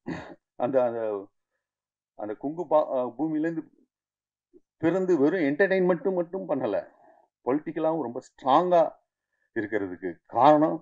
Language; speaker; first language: Tamil; native; Tamil